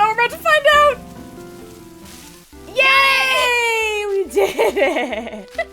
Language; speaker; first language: English; native; English